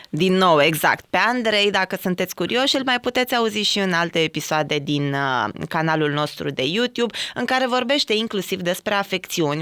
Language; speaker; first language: Romanian; native; Romanian